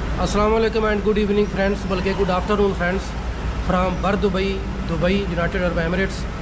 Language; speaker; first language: Urdu; non-native, local second language; Punjabi